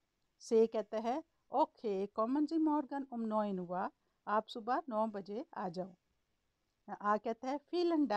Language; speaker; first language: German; non-native, learner; Urdu